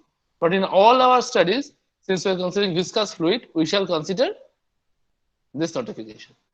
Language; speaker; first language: English; non-native, local second language; Bangla